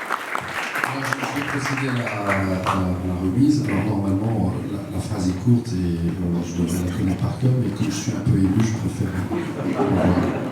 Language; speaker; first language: French; native; French